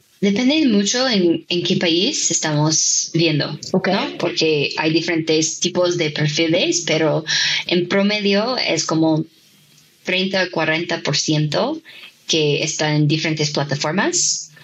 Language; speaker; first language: Spanish; non-native, fluent; English